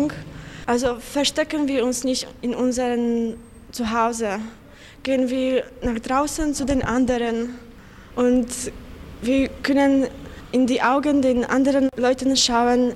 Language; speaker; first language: German; non-native, fluent; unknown